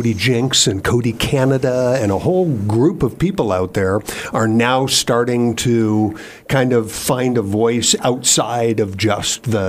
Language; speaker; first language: English; native; English